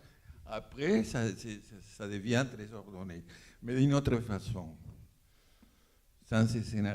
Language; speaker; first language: French; non-native, fluent; Spanish